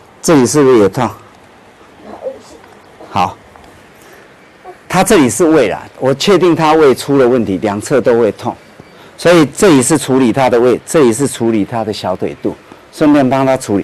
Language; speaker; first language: Chinese; native; Chinese